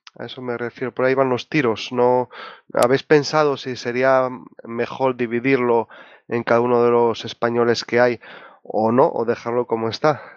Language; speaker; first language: Spanish; native; Spanish